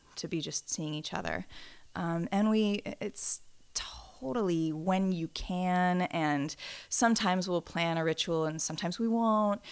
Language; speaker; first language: English; native; English